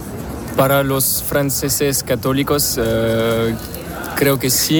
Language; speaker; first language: Spanish; non-native, learner; French